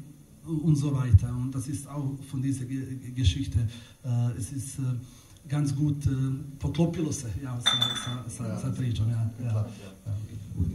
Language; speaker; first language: German; non-native, learner; Bosnian